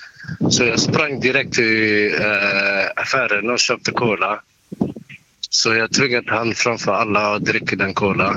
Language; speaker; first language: Swedish; non-native, learner; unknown